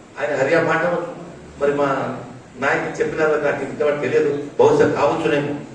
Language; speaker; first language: Telugu; non-native, local second language; Lambadi